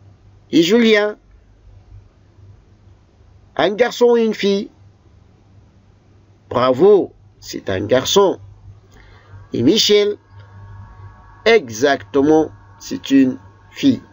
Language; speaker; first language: French; non-native, fluent; Arabic